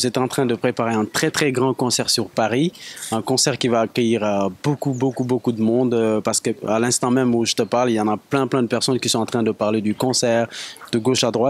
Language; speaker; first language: French; non-native, local second language; Wolof